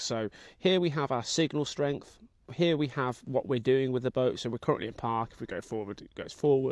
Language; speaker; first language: English; native; English